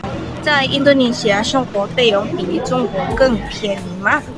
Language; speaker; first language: Chinese; non-native, learner; Indonesian